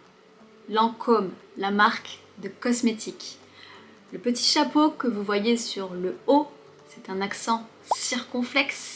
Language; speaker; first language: French; native; French